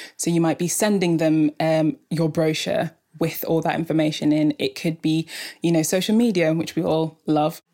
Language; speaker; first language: English; native; English